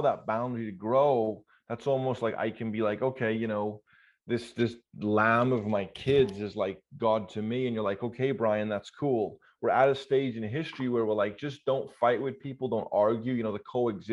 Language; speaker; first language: English; native; English